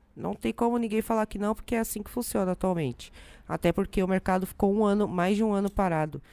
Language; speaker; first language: Portuguese; native; Portuguese